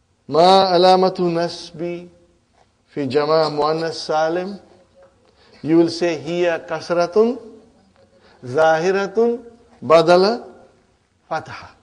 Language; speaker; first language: Arabic; non-native, fluent; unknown